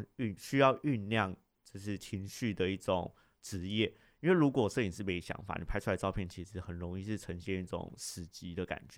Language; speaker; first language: Chinese; native; Chinese